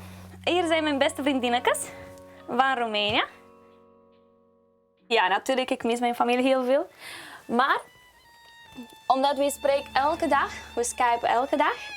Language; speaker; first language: Dutch; non-native, learner; Romanian